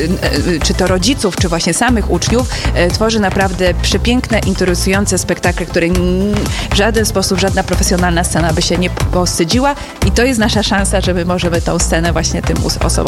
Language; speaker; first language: Polish; native; Polish